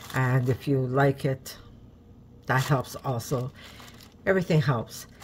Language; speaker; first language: English; native; English